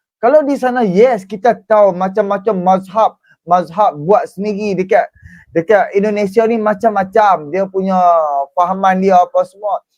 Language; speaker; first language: Malay; native; Malay